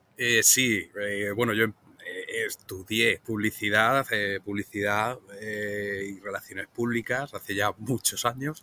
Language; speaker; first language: Spanish; native; Spanish